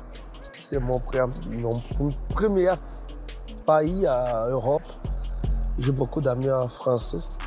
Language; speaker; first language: French; non-native, fluent; Portuguese